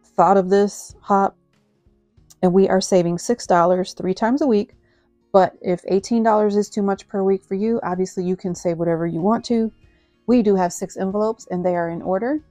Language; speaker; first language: English; native; English